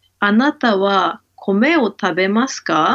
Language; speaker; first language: Japanese; non-native, learner; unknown